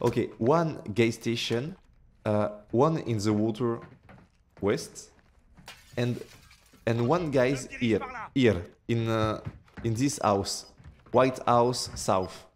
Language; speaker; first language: English; non-native, learner; French